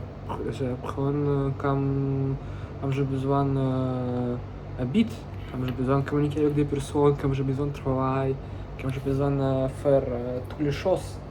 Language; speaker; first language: French; non-native, learner; Russian